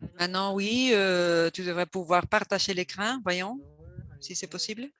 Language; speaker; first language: French; non-native, fluent; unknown